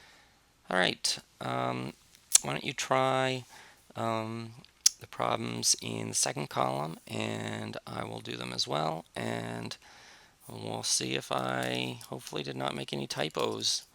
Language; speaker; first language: English; native; English